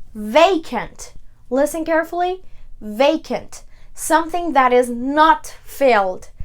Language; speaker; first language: English; non-native, fluent; Persian